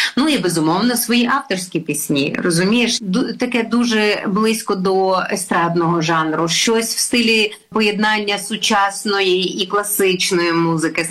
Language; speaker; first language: Ukrainian; native; Ukrainian